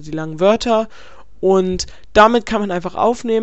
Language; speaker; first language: German; native; German